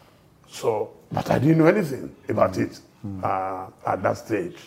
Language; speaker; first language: English; non-native, local second language; Yoruba